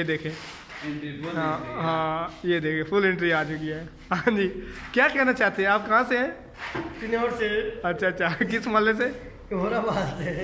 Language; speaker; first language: Urdu; non-native, local second language; Punjabi